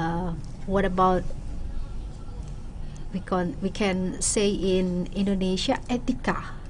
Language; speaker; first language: English; non-native, local second language; Indonesian